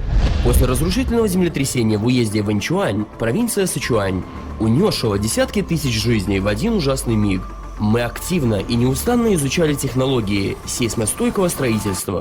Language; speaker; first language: Russian; native; Russian